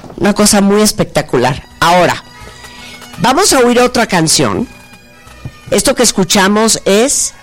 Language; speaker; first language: Spanish; native; Spanish